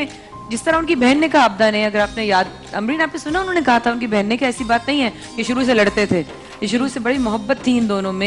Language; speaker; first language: Urdu; native; Urdu